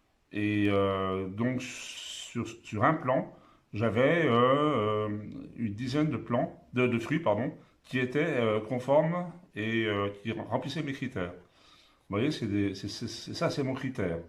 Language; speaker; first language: French; native; French